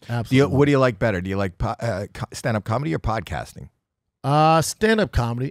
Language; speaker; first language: English; native; English